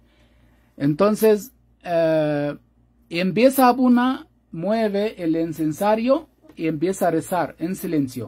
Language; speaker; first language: Spanish; non-native, fluent; Arabic